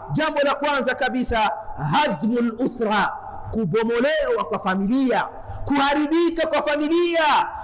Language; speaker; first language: Swahili; native; Swahili